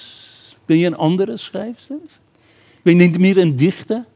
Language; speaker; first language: Dutch; non-native, fluent; Persian